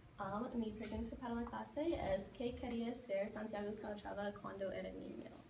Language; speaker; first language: Spanish; non-native, learner; English